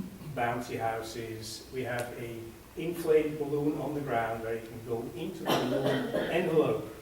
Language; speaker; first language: English; non-native, fluent; Swiss German